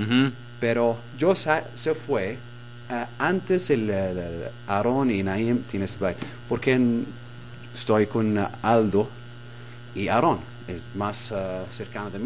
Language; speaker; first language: Spanish; non-native, learner; Arabic